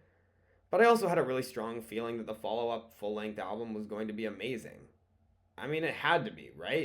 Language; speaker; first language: English; native; English